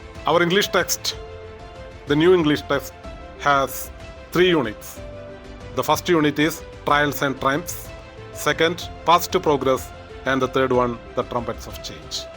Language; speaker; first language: English; non-native, local second language; Malayalam